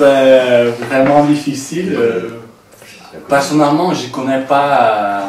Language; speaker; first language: French; non-native, fluent; Portuguese